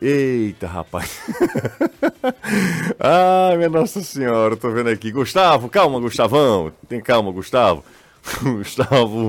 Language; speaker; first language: Portuguese; native; Portuguese